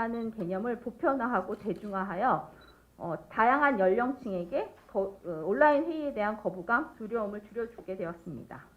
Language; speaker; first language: Korean; native; Korean